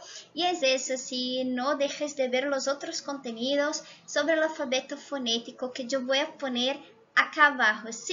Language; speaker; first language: Spanish; non-native, fluent; Portuguese